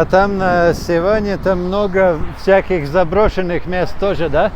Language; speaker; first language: Russian; non-native, fluent; Latvian